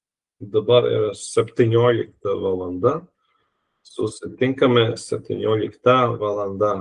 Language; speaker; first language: Lithuanian; non-native, learner; Latvian